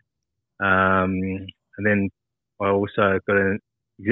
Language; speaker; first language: English; native; English